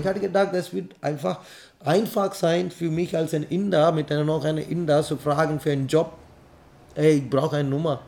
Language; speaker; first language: German; non-native, fluent; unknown